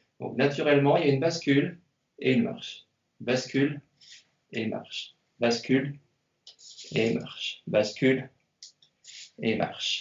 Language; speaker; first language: French; native; French